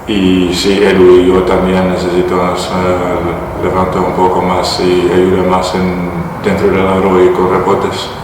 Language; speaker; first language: Spanish; non-native, learner; Dutch